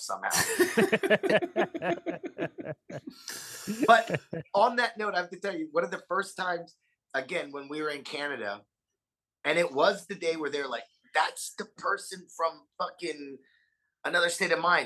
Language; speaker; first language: English; native; English